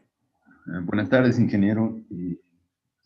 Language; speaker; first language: Spanish; native; Spanish